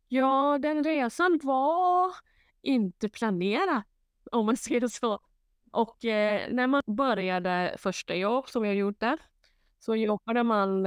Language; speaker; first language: Swedish; non-native, fluent; Thai